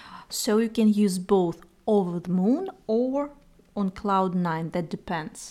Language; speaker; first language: English; non-native, fluent; Russian